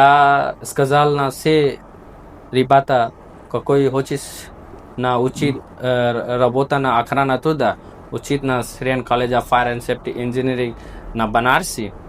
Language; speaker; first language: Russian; non-native, learner; Hindi